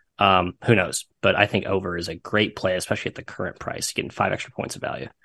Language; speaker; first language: English; native; English